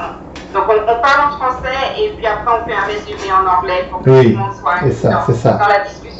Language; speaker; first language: French; native; French